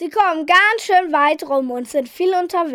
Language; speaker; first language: German; native; German